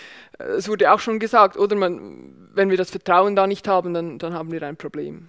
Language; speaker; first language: German; native; German